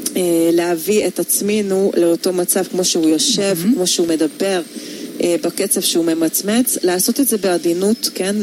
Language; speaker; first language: Hebrew; non-native, fluent; Hungarian